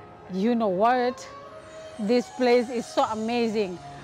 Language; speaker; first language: English; non-native, learner; Indonesian